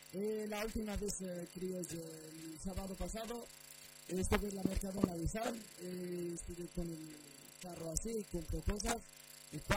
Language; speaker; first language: Spanish; non-native, learner; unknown